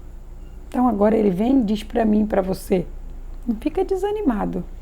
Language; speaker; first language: Portuguese; native; Portuguese